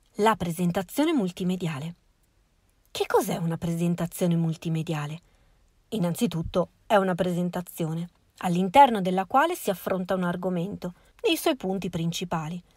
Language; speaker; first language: Italian; native; Italian